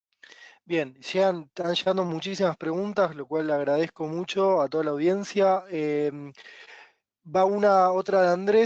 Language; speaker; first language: Spanish; native; Spanish